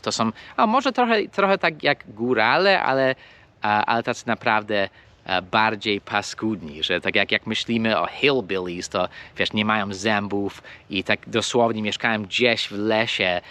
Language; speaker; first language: Polish; non-native, fluent; English